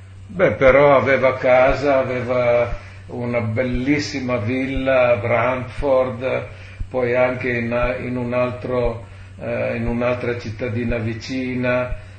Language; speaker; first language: Italian; native; Italian